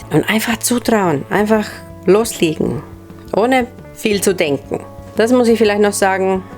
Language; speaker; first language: German; non-native, fluent; Finnish